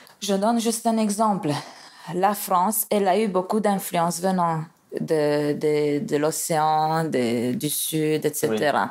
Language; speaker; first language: French; non-native, fluent; Romanian